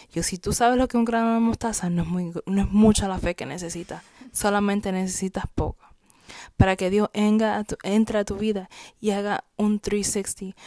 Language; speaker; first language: Spanish; native; Spanish